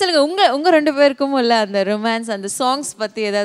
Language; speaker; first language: Tamil; native; Tamil